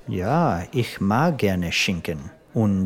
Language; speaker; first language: German; non-native, learner; English